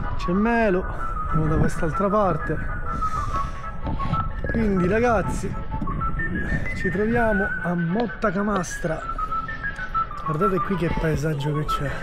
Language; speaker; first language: Italian; native; Italian